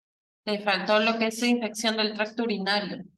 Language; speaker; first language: Spanish; native; Spanish